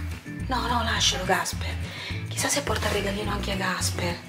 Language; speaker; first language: Italian; native; Italian